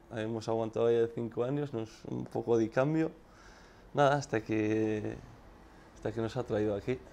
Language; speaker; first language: Spanish; non-native, fluent; Arabic